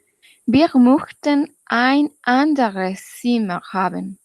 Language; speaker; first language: German; non-native, learner; Spanish